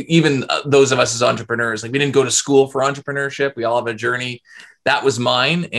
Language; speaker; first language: English; native; English